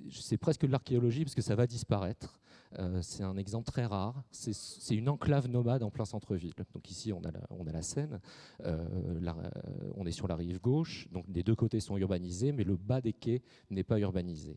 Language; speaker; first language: French; native; French